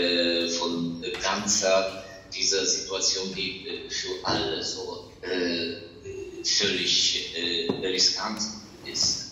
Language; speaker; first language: German; non-native, fluent; Ukrainian